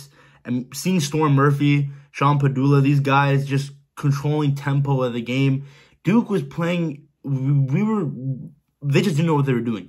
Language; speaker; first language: English; native; English